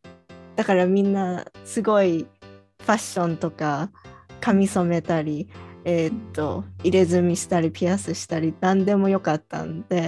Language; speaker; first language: Japanese; early bilingual, heritage; Japanese